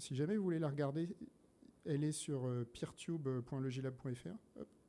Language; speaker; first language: French; native; French